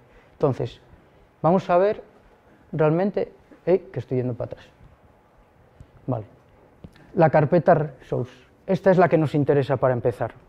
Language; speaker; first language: Spanish; native; Spanish